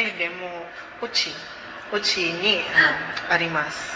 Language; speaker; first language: Japanese; non-native, learner; Cebuano